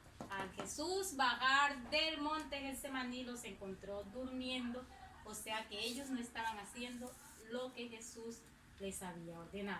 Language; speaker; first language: Spanish; native; Spanish